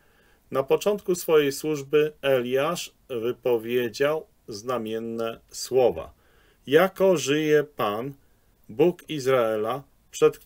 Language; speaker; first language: Polish; native; Polish